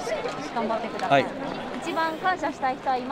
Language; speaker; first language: Japanese; native; Japanese